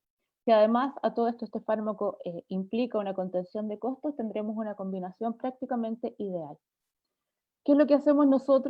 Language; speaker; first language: Spanish; native; Spanish